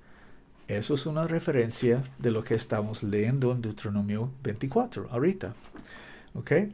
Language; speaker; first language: Spanish; non-native, learner; English